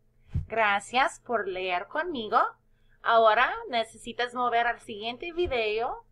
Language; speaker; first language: Spanish; non-native, fluent; English